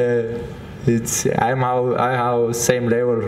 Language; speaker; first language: English; non-native, fluent; Russian